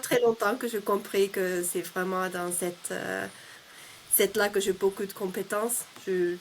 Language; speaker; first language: French; non-native, fluent; Finnish